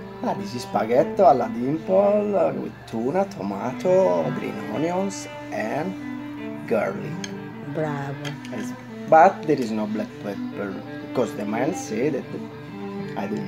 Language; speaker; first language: English; non-native, learner; Italian